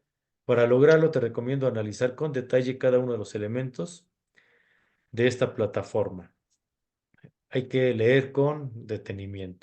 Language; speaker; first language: Spanish; native; Spanish